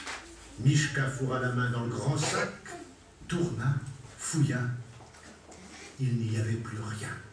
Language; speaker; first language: French; native; French